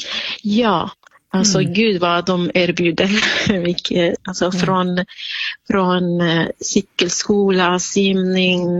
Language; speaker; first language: Swedish; non-native, fluent; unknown